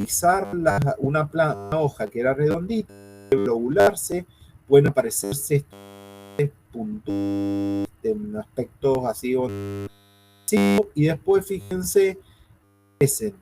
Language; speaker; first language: Spanish; native; Spanish